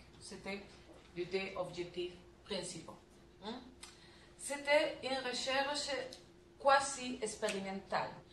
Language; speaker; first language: French; non-native, learner; Spanish